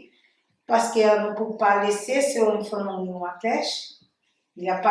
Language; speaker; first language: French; non-native, learner; Portuguese